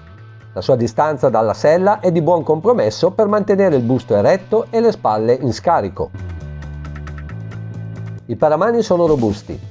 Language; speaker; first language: Italian; native; Italian